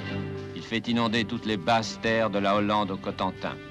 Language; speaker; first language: French; native; French